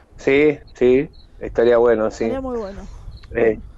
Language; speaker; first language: Spanish; native; Spanish